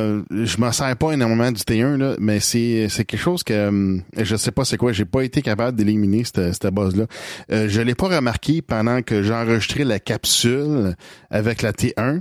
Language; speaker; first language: French; native; French